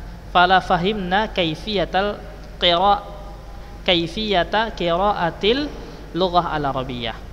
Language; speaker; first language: Arabic; non-native, fluent; Indonesian